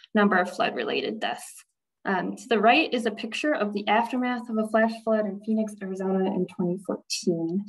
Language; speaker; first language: English; native; English